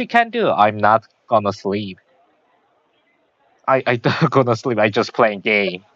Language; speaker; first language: English; non-native, learner; Korean